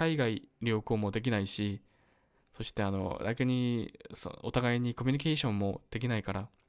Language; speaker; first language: Japanese; non-native, learner; Korean